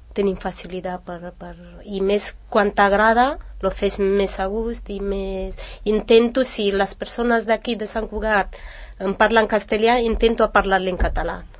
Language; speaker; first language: Catalan; non-native, learner; Romanian